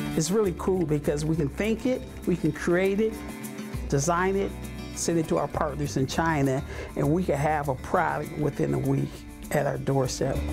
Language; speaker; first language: English; native; English